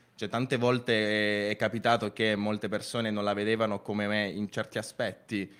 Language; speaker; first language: Italian; early bilingual, other home language; Spanish